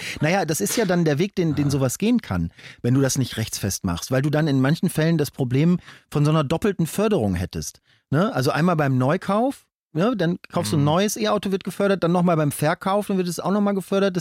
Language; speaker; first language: German; native; German